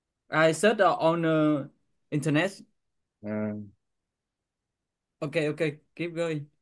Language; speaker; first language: English; non-native, learner; Vietnamese